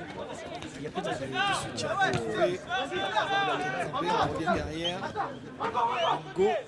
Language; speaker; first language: French; native; French